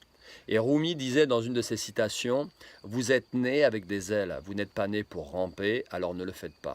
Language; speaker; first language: French; native; French